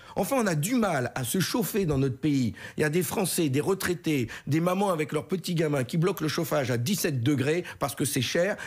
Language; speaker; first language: French; native; French